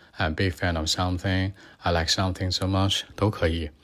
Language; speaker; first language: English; non-native, learner; Chinese